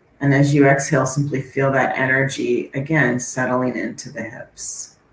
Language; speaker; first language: English; native; English